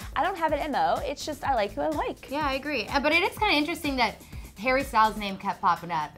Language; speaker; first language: English; native; English